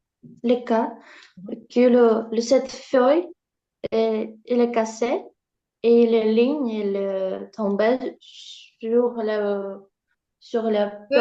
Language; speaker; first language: French; non-native, learner; Russian